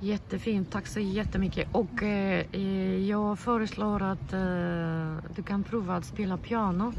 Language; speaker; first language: Swedish; non-native, fluent; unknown